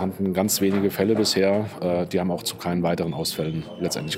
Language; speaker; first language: German; native; German